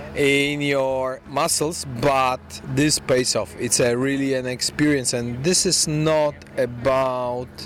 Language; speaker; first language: English; non-native, fluent; Polish